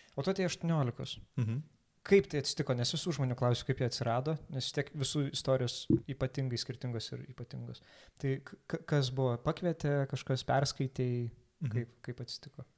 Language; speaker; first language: Lithuanian; native; Lithuanian